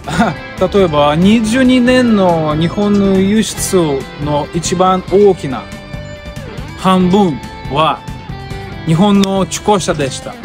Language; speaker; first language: Japanese; non-native, learner; Russian